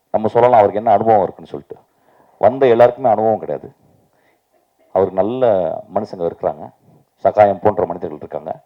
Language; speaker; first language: Tamil; native; Tamil